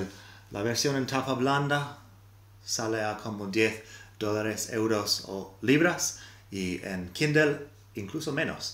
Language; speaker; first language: Spanish; non-native, fluent; English